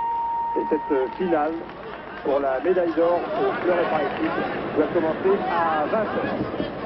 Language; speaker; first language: French; native; French